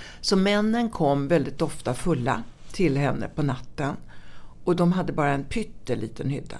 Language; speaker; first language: Swedish; early bilingual, other home language; Italian